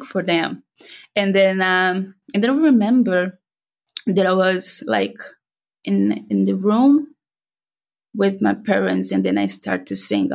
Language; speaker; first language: English; non-native, fluent; Portuguese